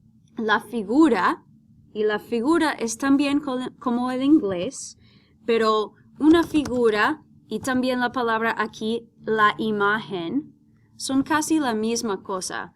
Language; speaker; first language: Spanish; non-native, fluent; English